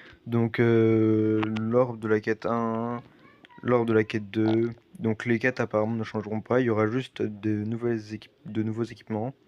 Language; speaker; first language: French; native; French